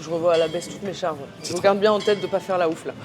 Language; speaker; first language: French; native; French